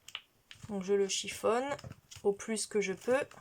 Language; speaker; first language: French; native; French